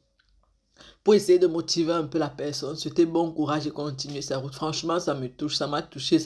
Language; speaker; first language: French; native; French